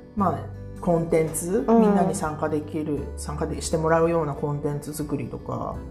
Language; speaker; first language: Japanese; early bilingual, heritage; English